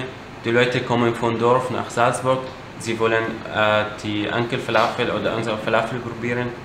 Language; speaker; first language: German; non-native, learner; Arabic